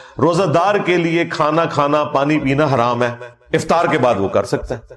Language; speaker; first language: Urdu; non-native, local second language; Punjabi